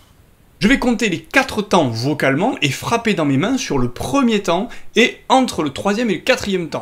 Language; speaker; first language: French; native; French